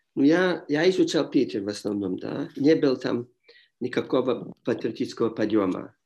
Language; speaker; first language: Russian; non-native, fluent; English